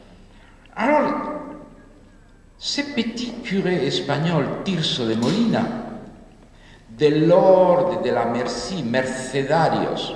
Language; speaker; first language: French; non-native, fluent; Spanish